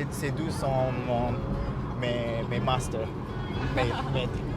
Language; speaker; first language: French; non-native, learner; Japanese